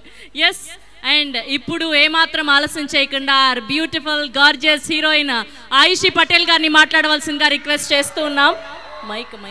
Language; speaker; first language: Telugu; native; Telugu